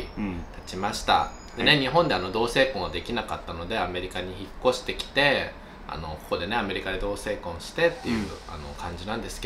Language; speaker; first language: Japanese; native; Japanese